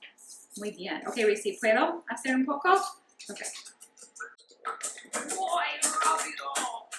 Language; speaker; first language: Spanish; non-native, learner; English